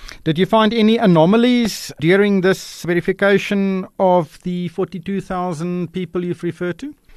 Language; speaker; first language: English; non-native, local second language; Afrikaans